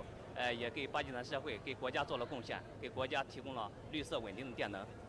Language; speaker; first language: Chinese; native; Chinese